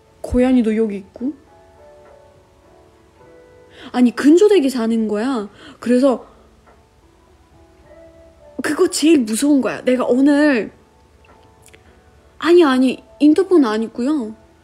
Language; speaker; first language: Korean; non-native, fluent; Russian